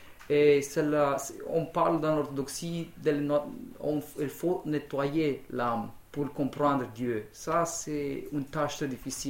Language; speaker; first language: French; non-native, fluent; Romanian